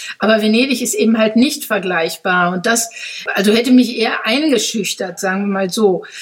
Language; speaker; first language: German; native; German